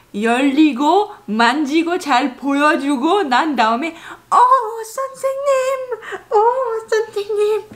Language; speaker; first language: Korean; non-native, fluent; French